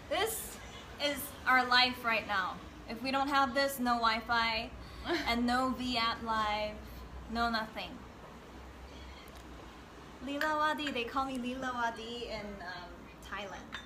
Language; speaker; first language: English; early bilingual, other home language; Korean